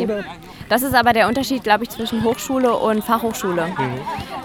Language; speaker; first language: German; native; German